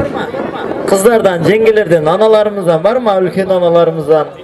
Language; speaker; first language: Kazakh; native; Kazakh